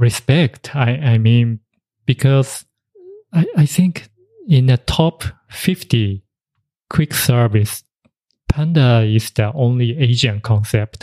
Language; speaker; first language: English; non-native, fluent; Japanese